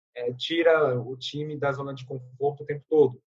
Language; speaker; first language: Portuguese; non-native, fluent; French